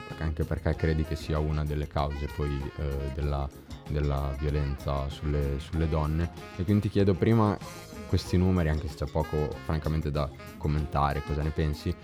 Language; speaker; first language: Italian; native; Italian